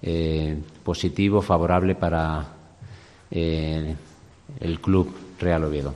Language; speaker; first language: Spanish; native; Spanish